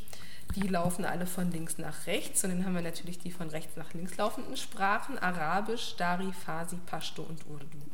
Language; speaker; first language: German; native; German